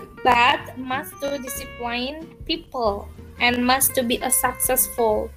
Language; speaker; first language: English; non-native, learner; Indonesian